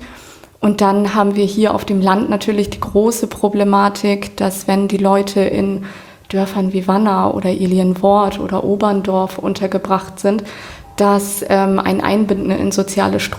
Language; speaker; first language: German; native; German